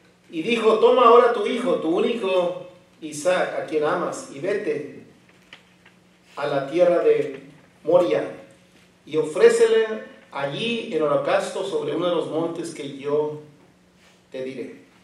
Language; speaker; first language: Spanish; native; Spanish